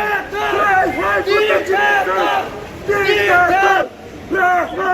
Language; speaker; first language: German; non-native, learner; Tajik